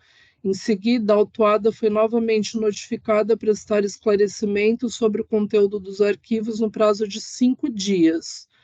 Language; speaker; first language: Portuguese; native; Portuguese